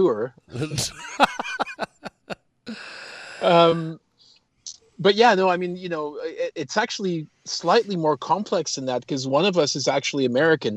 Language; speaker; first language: English; early bilingual, other home language; Portuguese